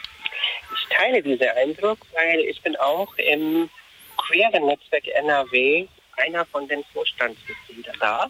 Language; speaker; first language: German; non-native, fluent; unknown